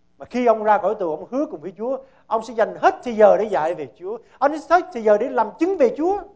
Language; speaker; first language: Vietnamese; early bilingual, heritage; Vietnamese